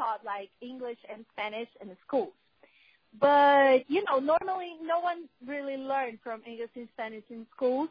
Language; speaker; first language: English; non-native, fluent; Portuguese